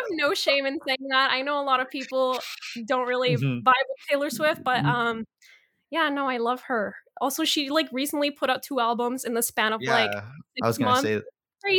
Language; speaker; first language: English; early bilingual, other home language; Spanish